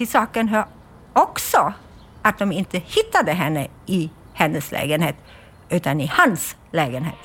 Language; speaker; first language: Swedish; non-native, fluent; German